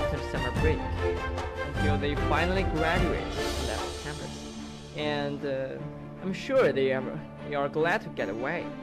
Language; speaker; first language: English; non-native, learner; Chinese